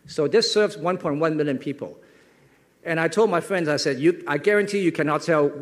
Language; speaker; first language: English; non-native, local second language; Cantonese